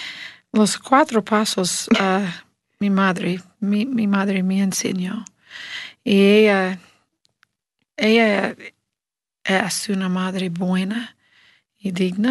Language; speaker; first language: Spanish; non-native, learner; English